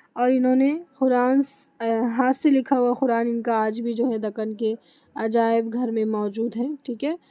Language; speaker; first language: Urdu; native; Urdu